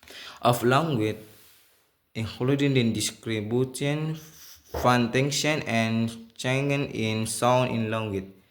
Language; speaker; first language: English; non-native, learner; Indonesian